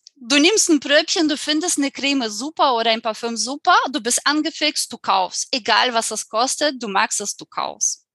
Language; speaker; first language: German; non-native, fluent; Ukrainian